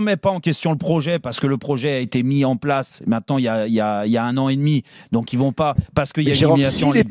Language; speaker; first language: French; native; French